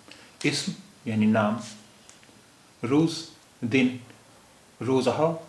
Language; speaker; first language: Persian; non-native, fluent; Urdu